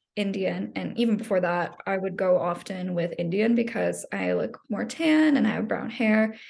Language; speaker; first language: English; native; English